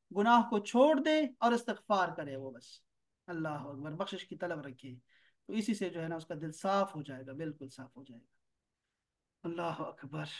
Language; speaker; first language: Urdu; native; Urdu